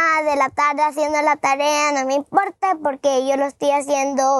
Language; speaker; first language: Spanish; early bilingual, heritage; Spanish